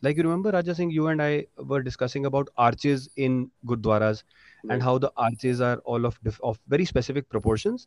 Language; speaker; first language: English; non-native, local second language; Punjabi